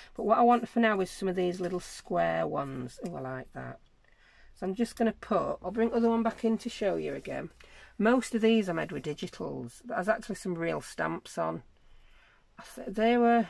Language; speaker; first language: English; native; English